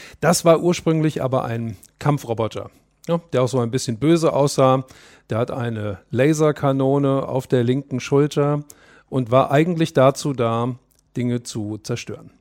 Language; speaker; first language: German; native; German